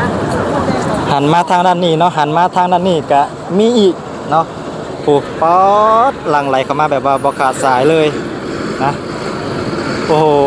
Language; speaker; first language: Thai; non-native, local second language; Northeastern Thai